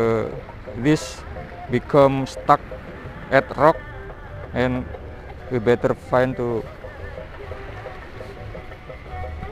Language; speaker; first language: English; non-native, learner; Indonesian